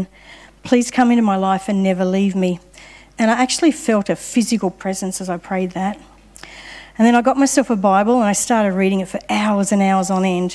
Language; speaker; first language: English; native; English